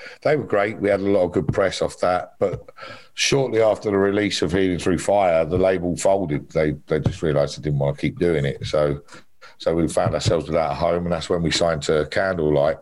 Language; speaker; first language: English; native; English